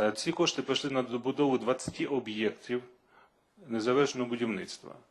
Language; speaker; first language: Ukrainian; non-native, local second language; Russian